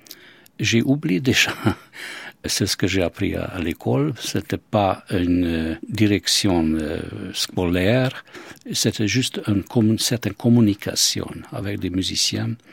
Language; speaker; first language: French; non-native, fluent; Hungarian